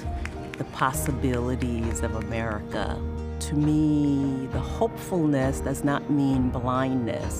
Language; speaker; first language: English; early bilingual, other home language; Haitian Creole